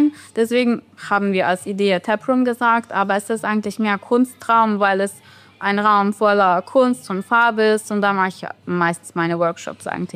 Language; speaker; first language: German; non-native, fluent; Bosnian